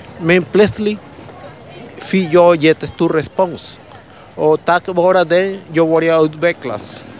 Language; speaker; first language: Swedish; early bilingual, other home language; Spanish